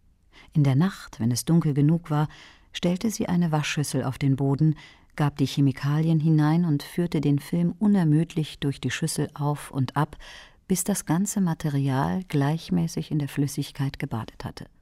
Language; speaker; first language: German; native; German